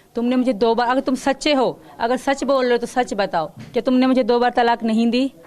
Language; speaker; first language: Urdu; non-native, local second language; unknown